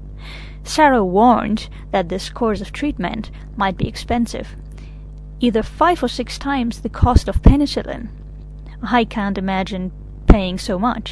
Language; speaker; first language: English; non-native, fluent; Catalan